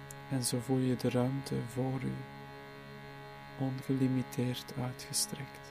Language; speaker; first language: Dutch; native; Dutch